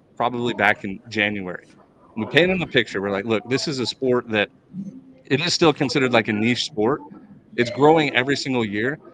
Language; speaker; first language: English; native; English